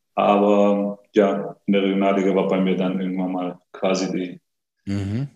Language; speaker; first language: German; early bilingual, other home language; Greek